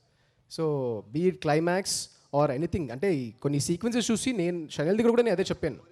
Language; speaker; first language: Telugu; early bilingual, heritage; Telugu